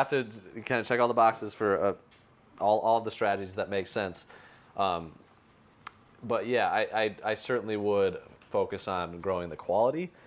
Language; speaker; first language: English; native; English